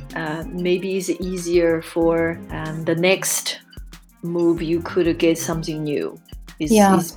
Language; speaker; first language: English; non-native, fluent; Chinese